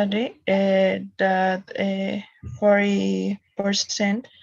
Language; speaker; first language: English; non-native, learner; Spanish